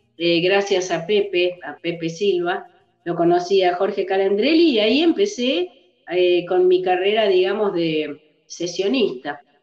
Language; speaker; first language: Spanish; early bilingual, other home language; English